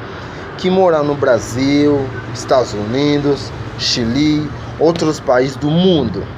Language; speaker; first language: Portuguese; non-native, learner; Haitian Creole